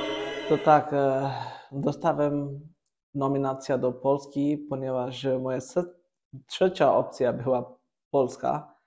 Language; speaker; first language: Polish; non-native, learner; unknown